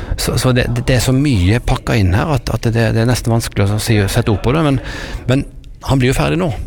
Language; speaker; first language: Norwegian; native; Norwegian